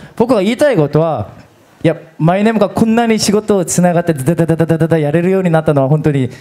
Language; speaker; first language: Japanese; non-native, fluent; Korean